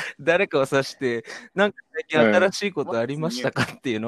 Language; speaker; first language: Japanese; native; Japanese